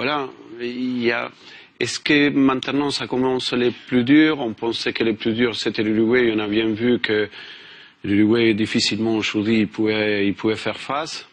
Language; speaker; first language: French; non-native, fluent; Spanish